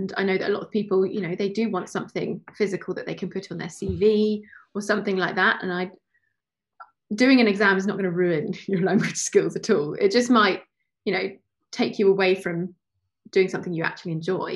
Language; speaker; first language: English; native; English